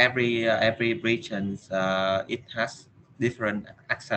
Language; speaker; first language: English; non-native, learner; Vietnamese